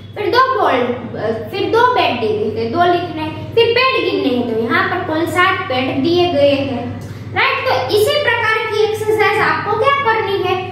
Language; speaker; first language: Hindi; non-native, local second language; Gujarati